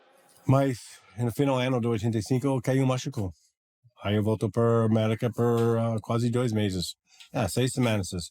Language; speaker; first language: Portuguese; non-native, learner; English